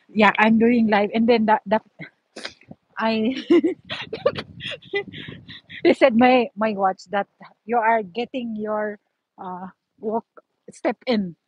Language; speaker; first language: English; non-native, learner; Filipino